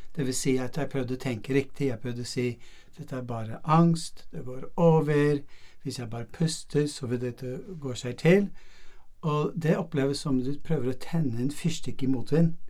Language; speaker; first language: Norwegian; non-native, fluent; English